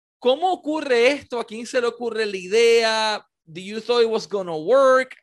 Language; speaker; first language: Spanish; native; Spanish